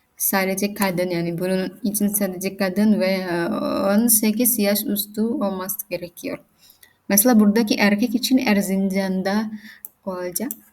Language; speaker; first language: Turkish; non-native, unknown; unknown